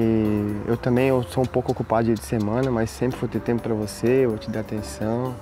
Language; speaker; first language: Portuguese; native; Portuguese